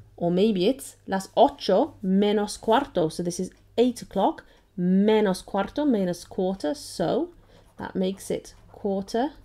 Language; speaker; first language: English; native; English